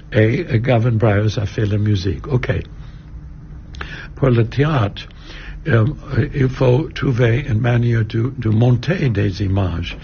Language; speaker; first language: French; non-native, learner; English